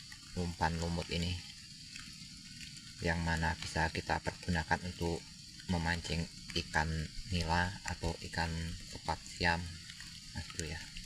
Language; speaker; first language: Indonesian; native; Indonesian